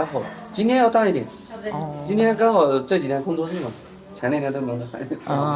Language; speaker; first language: Chinese; native; Chinese